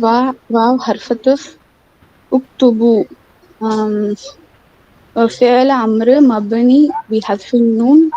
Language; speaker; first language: Arabic; non-native, learner; Tamil